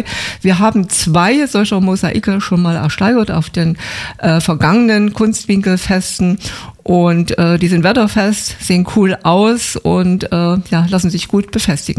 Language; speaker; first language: German; native; German